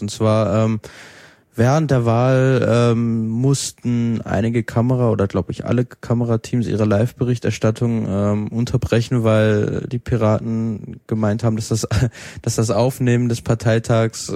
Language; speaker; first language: German; native; German